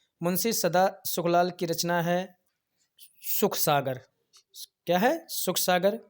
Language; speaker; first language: Hindi; native; Hindi